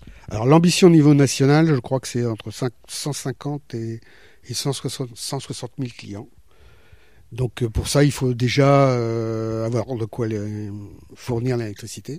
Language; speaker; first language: French; native; French